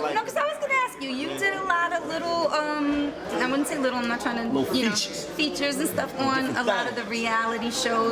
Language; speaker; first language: English; native; English